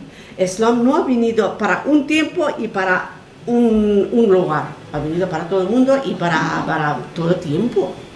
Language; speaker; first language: Spanish; non-native, fluent; Persian